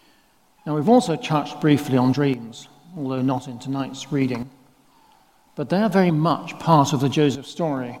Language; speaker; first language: English; native; English